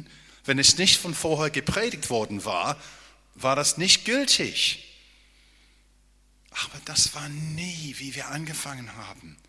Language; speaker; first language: German; non-native, fluent; English